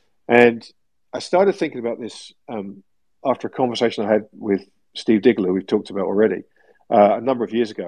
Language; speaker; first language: English; native; English